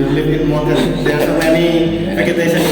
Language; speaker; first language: English; non-native, learner; Indonesian